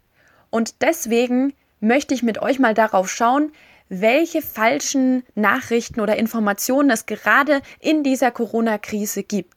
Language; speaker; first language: German; native; German